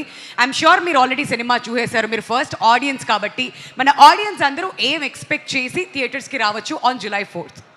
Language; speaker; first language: Telugu; native; Telugu